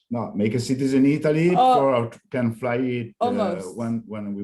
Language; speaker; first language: English; non-native, learner; Italian